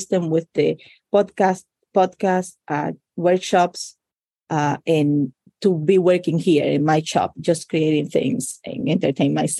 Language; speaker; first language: English; non-native, fluent; Spanish